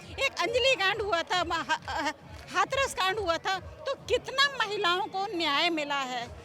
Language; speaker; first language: Hindi; native; Hindi